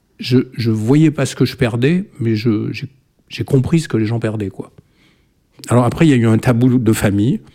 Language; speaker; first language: French; native; French